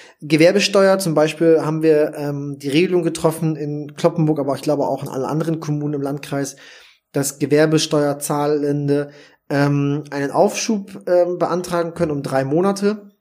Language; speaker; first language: German; native; German